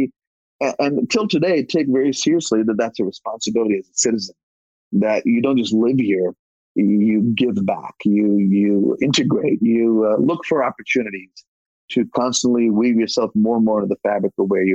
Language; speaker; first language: English; native; English